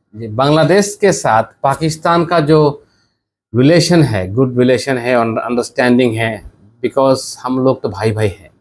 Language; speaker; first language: Hindi; non-native, learner; Bangla